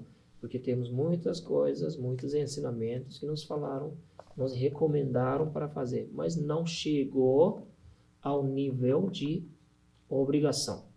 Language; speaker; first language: Portuguese; non-native, learner; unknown